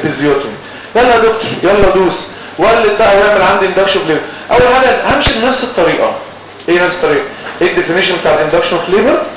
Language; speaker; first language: Arabic; native; Arabic